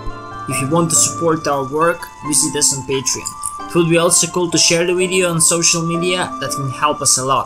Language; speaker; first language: English; non-native, fluent; Serbian